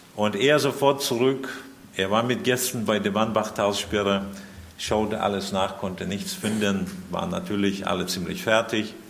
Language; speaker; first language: German; early bilingual, heritage; German